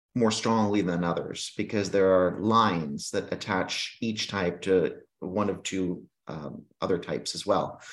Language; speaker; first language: English; early bilingual, other home language; Greek